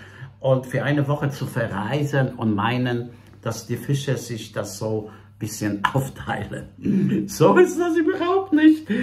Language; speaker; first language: German; non-native, fluent; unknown